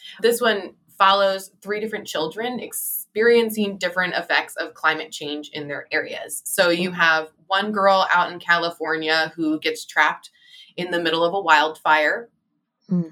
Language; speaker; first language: English; native; English